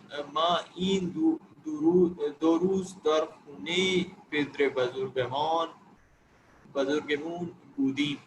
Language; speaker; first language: Persian; non-native, learner; Urdu